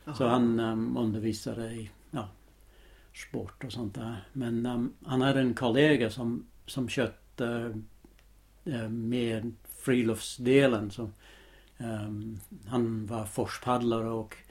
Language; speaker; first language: Swedish; non-native, fluent; English